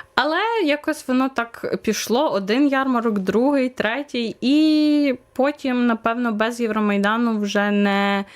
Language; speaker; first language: Ukrainian; native; Ukrainian